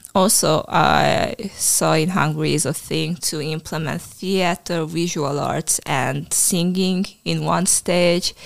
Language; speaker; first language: English; non-native, fluent; Hungarian